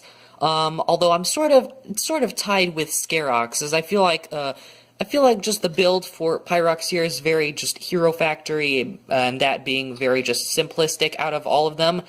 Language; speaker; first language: English; native; English